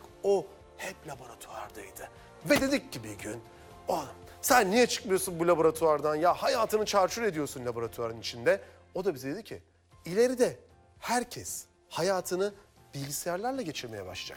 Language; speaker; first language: Turkish; native; Turkish